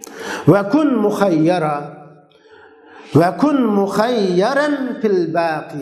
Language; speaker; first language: Arabic; non-native, fluent; Uzbek